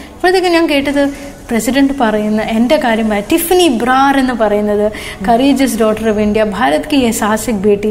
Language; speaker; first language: Malayalam; early bilingual, other home language; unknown